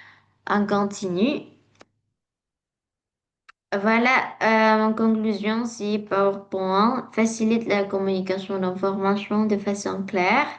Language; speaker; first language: French; non-native, learner; Indonesian